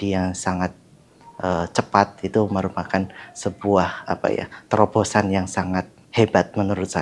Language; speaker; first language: Indonesian; non-native, local second language; Javanese